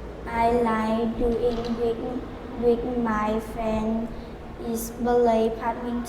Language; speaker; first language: English; non-native, learner; Vietnamese